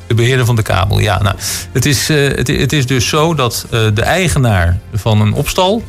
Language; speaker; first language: Dutch; native; Dutch